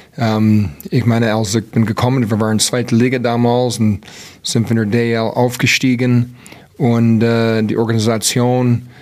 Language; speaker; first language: German; non-native, learner; English